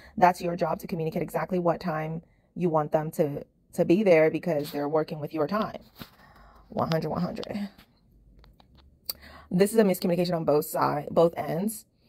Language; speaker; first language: English; native; English